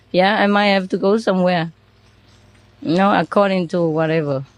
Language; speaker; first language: English; non-native, fluent; Vietnamese